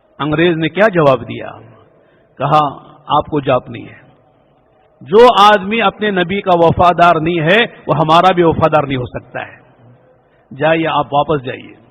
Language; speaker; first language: Urdu; native; Urdu